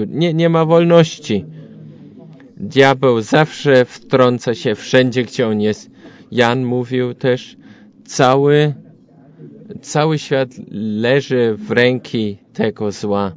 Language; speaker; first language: Polish; non-native, learner; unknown